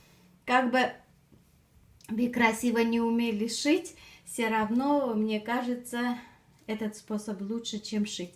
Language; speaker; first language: Russian; non-native, fluent; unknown